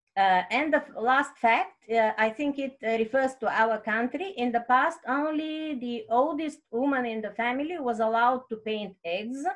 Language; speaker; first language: English; non-native, fluent; Bulgarian